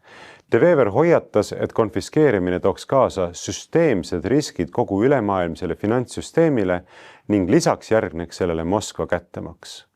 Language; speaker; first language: Estonian; native; Estonian